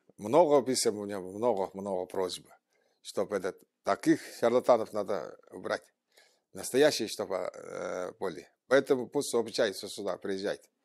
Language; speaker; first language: Russian; non-native, local second language; Tuvinian